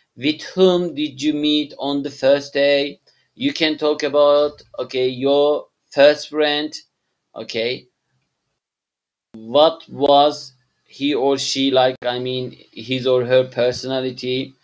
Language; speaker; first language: English; non-native, fluent; Turkish